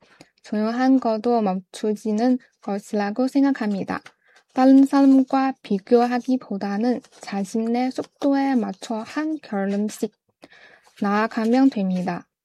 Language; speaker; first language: Korean; non-native, learner; Chinese